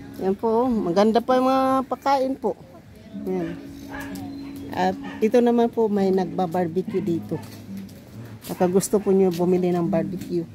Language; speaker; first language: Filipino; non-native, local second language; Cebuano